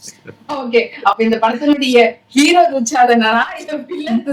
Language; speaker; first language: Tamil; native; Tamil